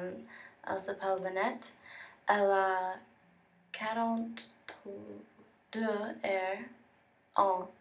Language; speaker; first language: French; non-native, learner; English